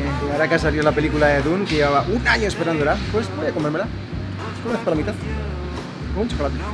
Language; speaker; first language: Spanish; native; Spanish